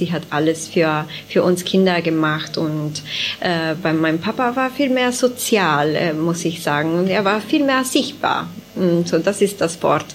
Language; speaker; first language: German; non-native, fluent; Italian